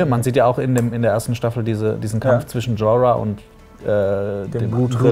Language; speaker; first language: German; native; German